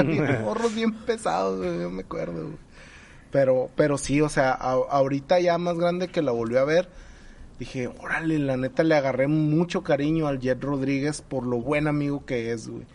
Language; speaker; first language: Spanish; native; Spanish